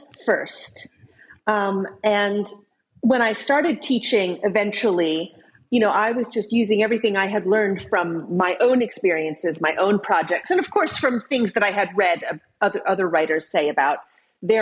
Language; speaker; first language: English; native; English